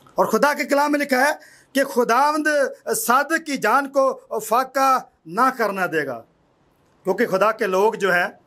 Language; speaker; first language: Urdu; non-native, local second language; Punjabi